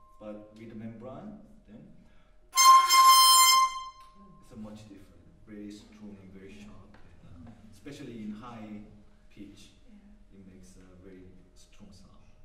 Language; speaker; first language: English; non-native, learner; Korean